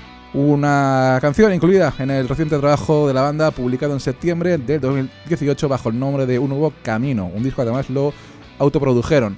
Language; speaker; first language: Spanish; native; Spanish